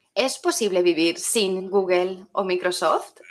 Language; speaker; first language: Spanish; non-native, fluent; French